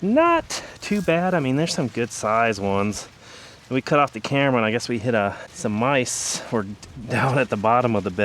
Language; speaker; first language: English; native; English